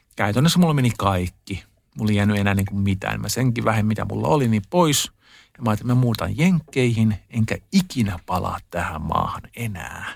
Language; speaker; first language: Finnish; early bilingual, heritage; Finnish